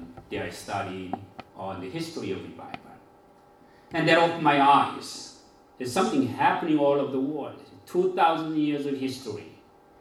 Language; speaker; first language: English; non-native, fluent; Korean